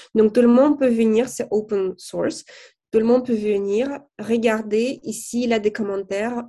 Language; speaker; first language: French; non-native, fluent; Russian